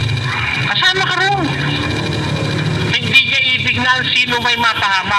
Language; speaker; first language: Filipino; native; Filipino